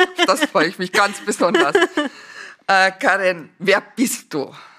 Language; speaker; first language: German; native; German